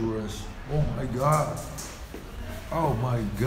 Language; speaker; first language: English; non-native, fluent; Korean